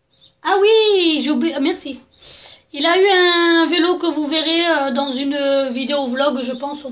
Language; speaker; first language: French; native; French